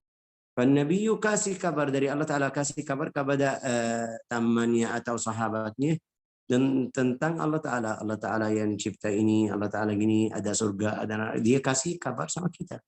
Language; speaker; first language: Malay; non-native, fluent; Arabic